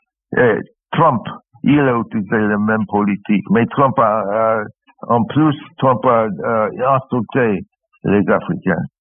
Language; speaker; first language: French; non-native, fluent; English